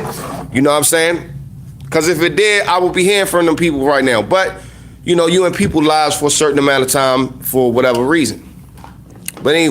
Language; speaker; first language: English; native; English